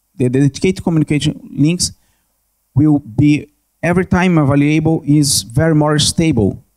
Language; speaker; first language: English; non-native, learner; Portuguese